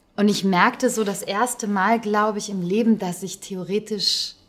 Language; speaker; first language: German; native; German